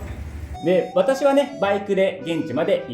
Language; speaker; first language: Japanese; native; Japanese